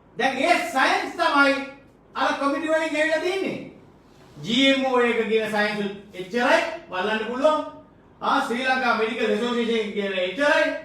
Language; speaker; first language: Sinhala; non-native, local second language; Tamil